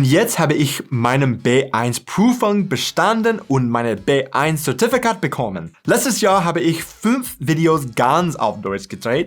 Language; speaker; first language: German; non-native, learner; English